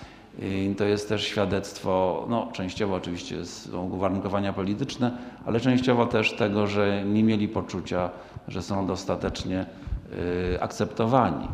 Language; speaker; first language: Polish; native; Polish